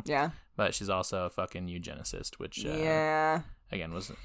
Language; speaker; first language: English; native; English